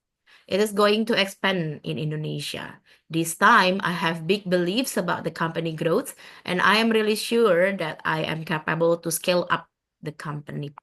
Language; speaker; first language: English; non-native, fluent; Indonesian